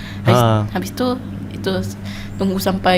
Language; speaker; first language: Indonesian; non-native, local second language; English